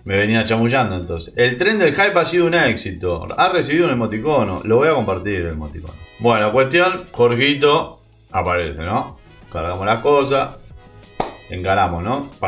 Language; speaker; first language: Spanish; native; Spanish